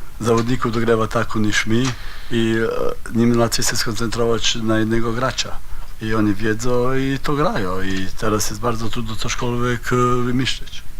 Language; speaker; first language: Polish; non-native, learner; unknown